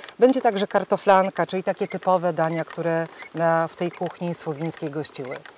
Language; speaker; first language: Polish; native; Polish